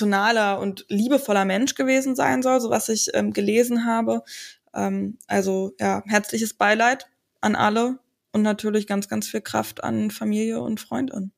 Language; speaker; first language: German; native; German